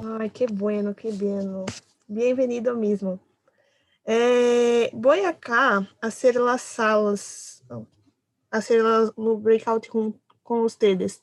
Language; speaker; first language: Spanish; non-native, learner; Portuguese